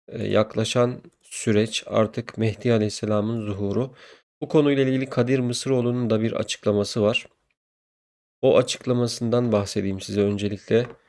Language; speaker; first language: Turkish; native; Turkish